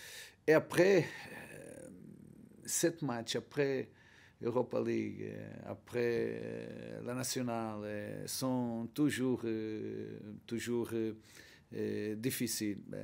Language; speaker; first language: French; non-native, learner; Portuguese